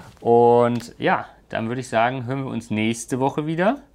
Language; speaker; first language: German; native; German